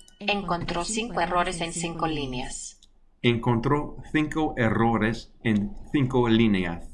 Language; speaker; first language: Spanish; non-native, learner; English